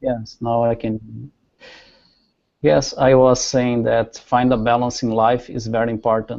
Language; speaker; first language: English; non-native, learner; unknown